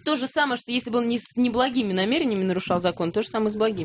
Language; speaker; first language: Russian; native; Russian